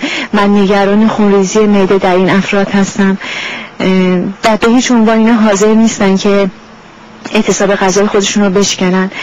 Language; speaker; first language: Persian; native; Persian